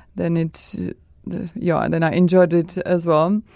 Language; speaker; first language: English; non-native, fluent; Czech